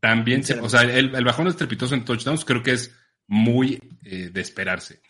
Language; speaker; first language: Spanish; native; Spanish